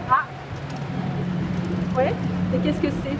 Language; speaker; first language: French; native; French